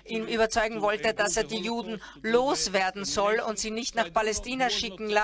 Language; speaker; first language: German; non-native, fluent; Hebrew